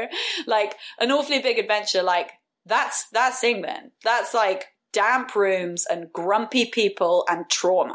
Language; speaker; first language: English; native; English